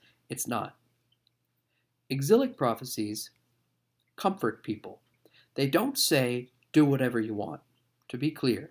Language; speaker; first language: English; native; English